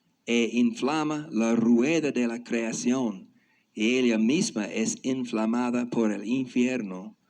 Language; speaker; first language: Spanish; non-native, fluent; English